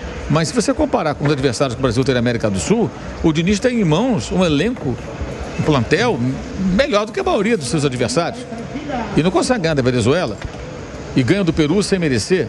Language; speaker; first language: Portuguese; native; Portuguese